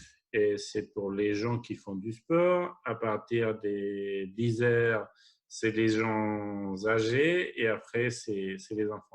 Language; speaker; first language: French; non-native, fluent; Spanish